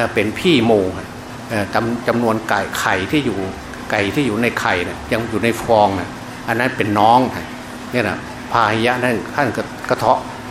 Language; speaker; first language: Thai; non-native, local second language; Northeastern Thai